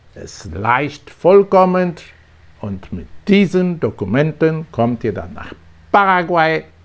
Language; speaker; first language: German; non-native, fluent; Polish